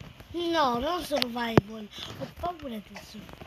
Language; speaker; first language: Italian; early bilingual, other home language; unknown